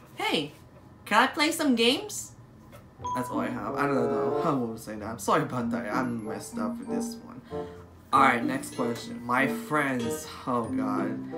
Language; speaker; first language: English; native; English